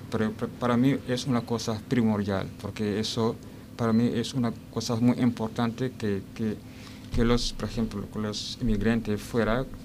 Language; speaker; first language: Spanish; non-native, learner; Wolof